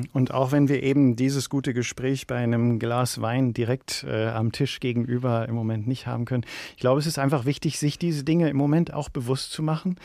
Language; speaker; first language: German; native; German